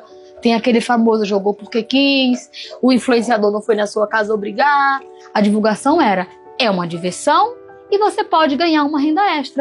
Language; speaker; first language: Portuguese; native; Portuguese